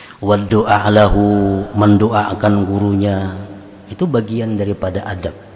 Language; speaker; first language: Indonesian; non-native, local second language; Banjar